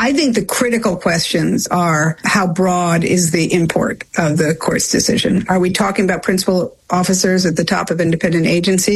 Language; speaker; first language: English; native; English